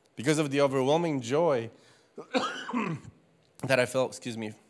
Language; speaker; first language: English; non-native, fluent; Spanish